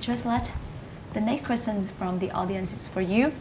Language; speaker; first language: English; non-native, fluent; Vietnamese